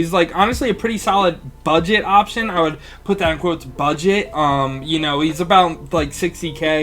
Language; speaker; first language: English; native; English